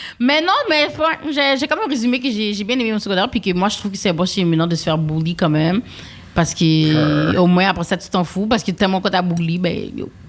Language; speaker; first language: French; native; French